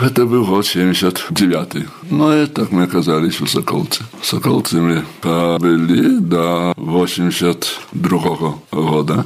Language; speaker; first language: Ukrainian; native; Ukrainian